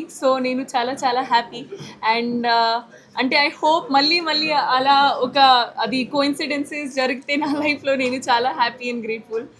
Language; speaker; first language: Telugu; non-native, learner; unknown